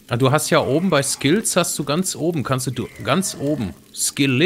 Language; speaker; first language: German; native; German